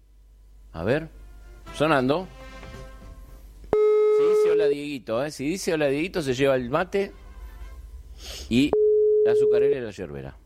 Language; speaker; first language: Spanish; native; Spanish